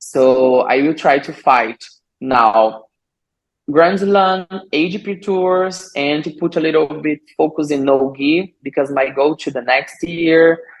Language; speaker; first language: English; non-native, learner; Portuguese